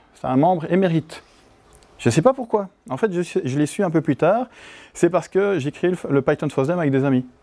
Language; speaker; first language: French; native; French